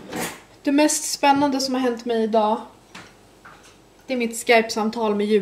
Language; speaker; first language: Swedish; native; Swedish